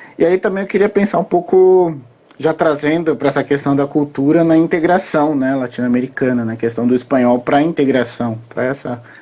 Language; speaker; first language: Portuguese; native; Portuguese